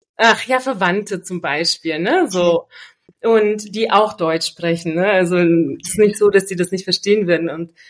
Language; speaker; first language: German; early bilingual, other home language; Russian